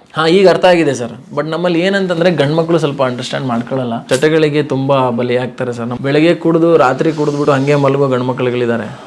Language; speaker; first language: Kannada; non-native, local second language; Lambadi